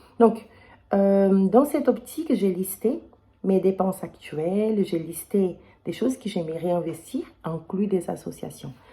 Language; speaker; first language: French; non-native, fluent; Portuguese